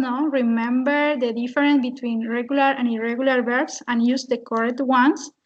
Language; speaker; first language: English; non-native, fluent; Spanish